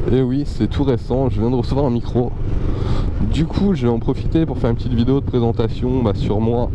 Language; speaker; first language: French; native; French